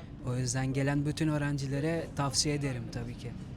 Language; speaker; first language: Turkish; non-native, fluent; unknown